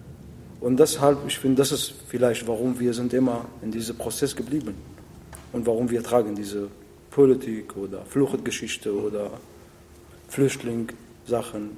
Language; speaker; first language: German; non-native, learner; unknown